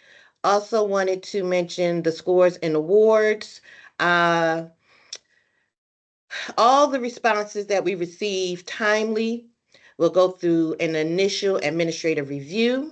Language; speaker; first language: English; native; English